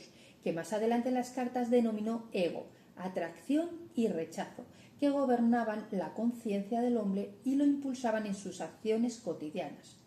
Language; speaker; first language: Spanish; native; Spanish